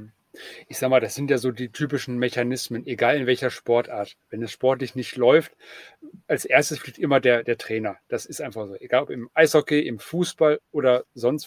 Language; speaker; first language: German; native; German